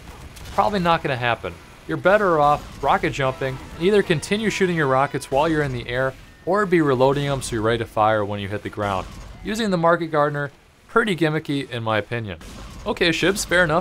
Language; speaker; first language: English; native; English